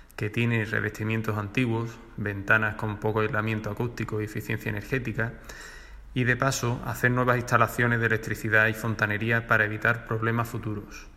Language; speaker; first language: Spanish; native; Spanish